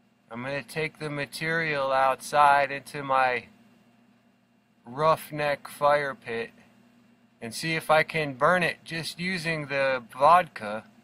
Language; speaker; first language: English; native; English